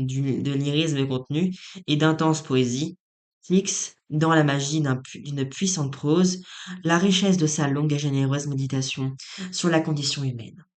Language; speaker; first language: French; native; French